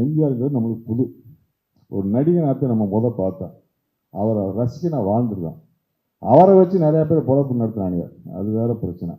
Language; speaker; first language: Tamil; native; Tamil